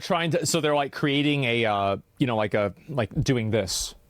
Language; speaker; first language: English; native; English